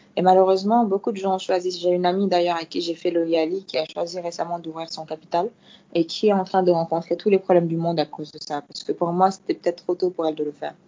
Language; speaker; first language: French; non-native, local second language; Fula